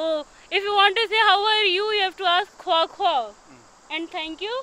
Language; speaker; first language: English; non-native, local second language; Hindi